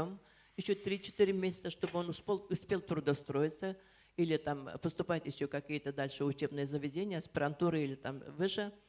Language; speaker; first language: Russian; native; Russian